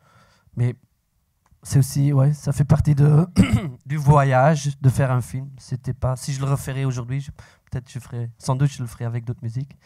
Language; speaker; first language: French; non-native, local second language; Dutch